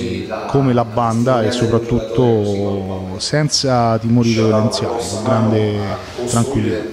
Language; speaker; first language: Italian; native; Italian